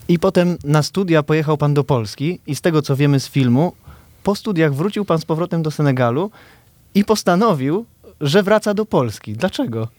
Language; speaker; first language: Polish; native; Polish